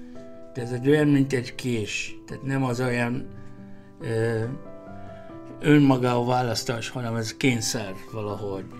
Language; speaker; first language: Hungarian; non-native, fluent; Arabic